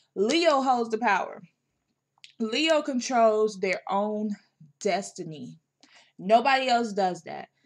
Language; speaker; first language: English; native; English